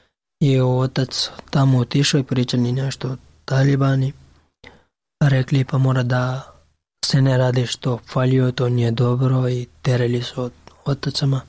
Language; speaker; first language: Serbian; non-native, learner; Pashto